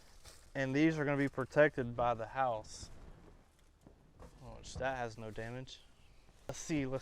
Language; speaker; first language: English; native; English